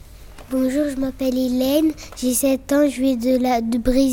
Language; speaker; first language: French; non-native, learner; Portuguese